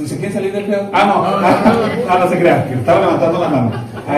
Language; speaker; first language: Spanish; native; Spanish